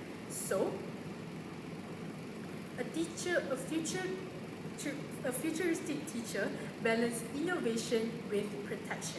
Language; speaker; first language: English; non-native, local second language; Malay